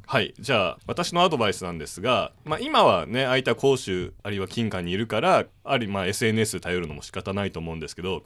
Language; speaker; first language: Japanese; native; Japanese